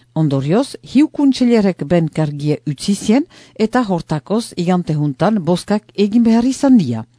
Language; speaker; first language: Basque; native; Basque